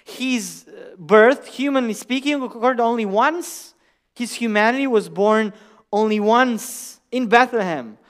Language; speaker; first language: English; non-native, fluent; Romanian